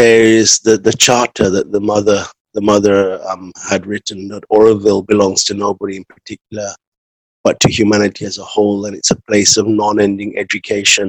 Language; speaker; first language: English; native; English